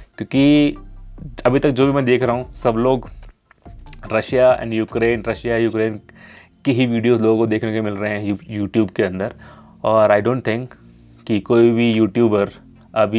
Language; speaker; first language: Hindi; native; Hindi